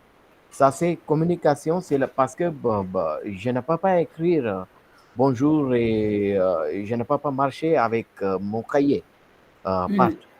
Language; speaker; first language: French; non-native, learner; Hindi